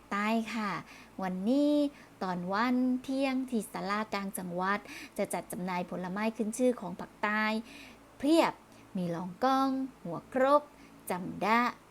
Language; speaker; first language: Thai; native; Thai